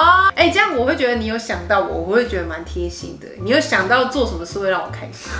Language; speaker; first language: Chinese; native; Chinese